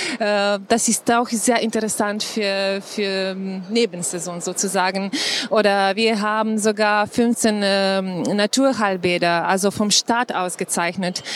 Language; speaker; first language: German; non-native, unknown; Slovenian